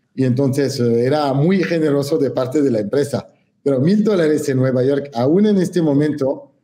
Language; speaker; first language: Spanish; non-native, fluent; French